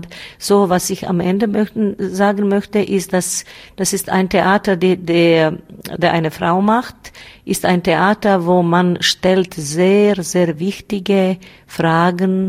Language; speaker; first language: German; non-native, learner; Bosnian